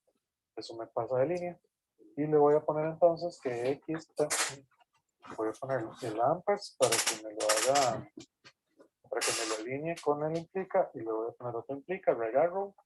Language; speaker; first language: Spanish; native; Spanish